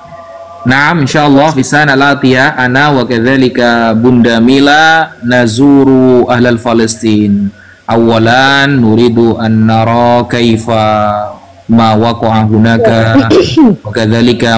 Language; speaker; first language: Arabic; non-native, learner; Indonesian